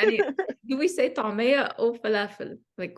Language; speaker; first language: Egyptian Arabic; non-native, learner; English